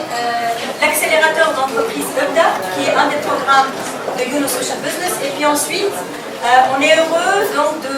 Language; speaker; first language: French; native; French